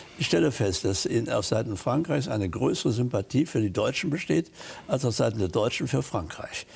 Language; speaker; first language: German; native; German